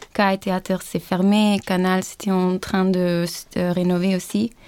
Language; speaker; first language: French; non-native, fluent; Turkish